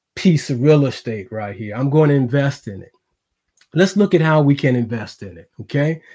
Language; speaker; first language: English; native; English